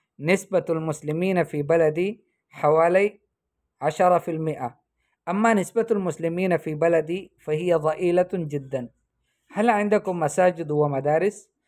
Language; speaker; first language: Urdu; native; Urdu